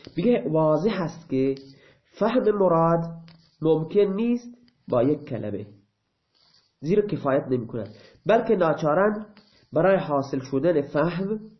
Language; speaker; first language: Persian; non-native, local second language; Baluchi